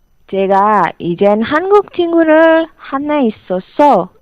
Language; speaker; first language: Korean; non-native, learner; Indonesian